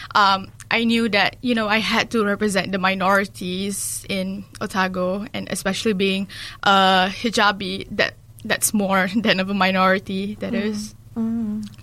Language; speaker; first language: English; early bilingual, other home language; Malay